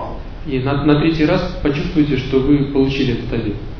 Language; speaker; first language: Russian; native; Russian